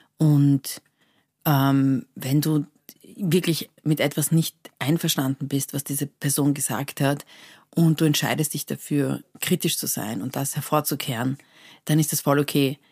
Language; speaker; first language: German; early bilingual, other home language; Persian